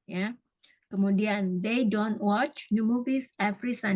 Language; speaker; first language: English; non-native, fluent; Indonesian